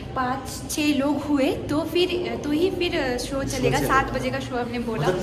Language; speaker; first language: Hindi; non-native, local second language; Bangla